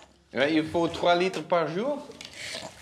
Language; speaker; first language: French; non-native, learner; Dutch